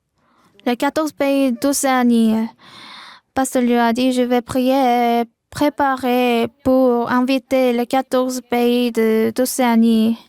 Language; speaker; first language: French; non-native, learner; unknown